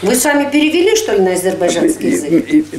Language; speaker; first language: Russian; native; Russian